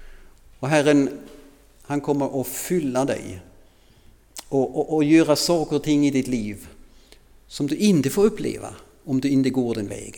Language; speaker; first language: Swedish; non-native, fluent; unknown